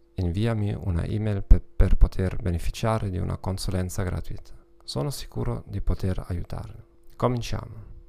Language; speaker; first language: Italian; non-native, learner; German